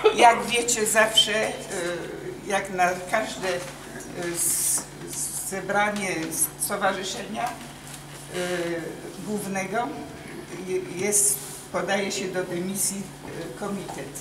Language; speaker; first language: Polish; early bilingual, heritage; Polish